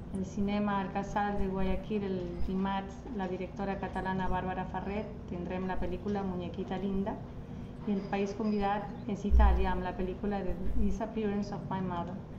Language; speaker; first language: Catalan; non-native, learner; Spanish